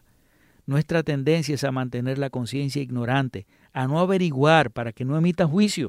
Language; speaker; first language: Spanish; native; Spanish